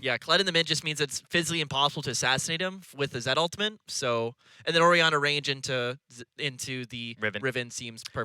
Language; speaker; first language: English; native; English